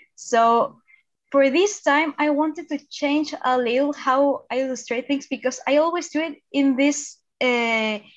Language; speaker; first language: English; non-native, fluent; Spanish